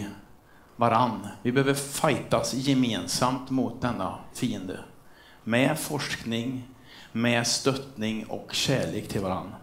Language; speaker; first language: Swedish; native; Swedish